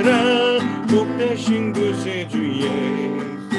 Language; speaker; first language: Korean; native; Korean